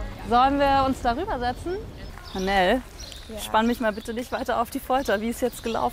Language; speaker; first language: German; native; German